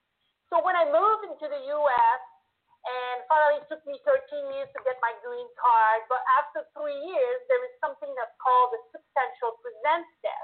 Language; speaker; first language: English; non-native, fluent; French